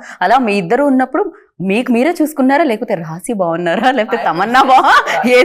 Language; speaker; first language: Telugu; native; Telugu